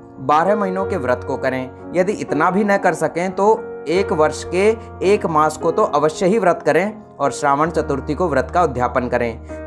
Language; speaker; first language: Hindi; native; Hindi